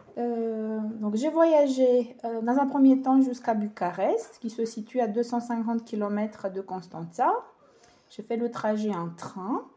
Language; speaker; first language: French; non-native, fluent; Romanian